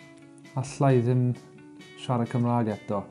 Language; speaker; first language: Welsh; non-native, learner; English